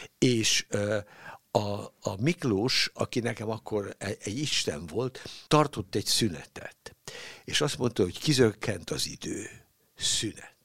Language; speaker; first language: Hungarian; native; Hungarian